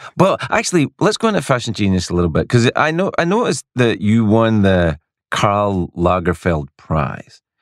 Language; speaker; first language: English; native; English